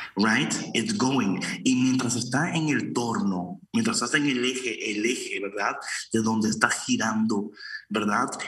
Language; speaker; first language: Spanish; early bilingual, heritage; Spanish